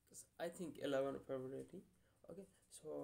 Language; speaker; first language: English; non-native, learner; Hindi